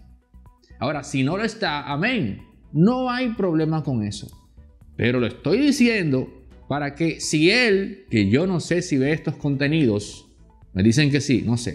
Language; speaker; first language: Spanish; native; Spanish